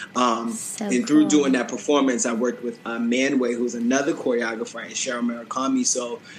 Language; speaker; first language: English; native; English